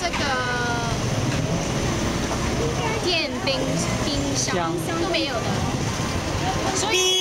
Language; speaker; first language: Chinese; non-native, local second language; Cantonese